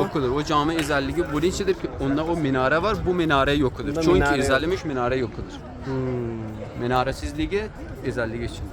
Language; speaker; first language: Turkish; non-native, learner; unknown